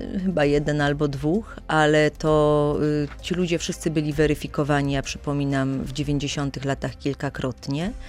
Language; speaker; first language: Polish; native; Polish